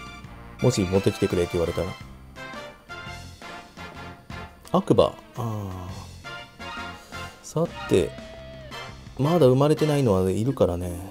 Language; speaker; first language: Japanese; native; Japanese